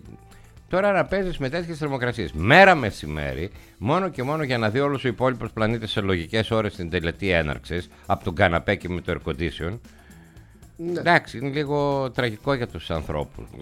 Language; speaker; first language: Greek; native; Greek